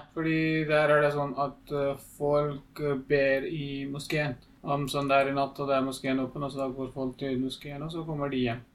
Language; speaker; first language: Norwegian; non-native, learner; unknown